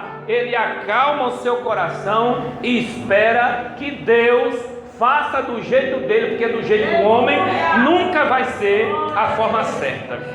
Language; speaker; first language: Portuguese; native; Portuguese